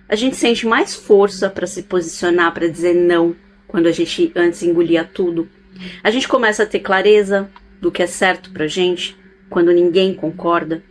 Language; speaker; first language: Portuguese; native; Portuguese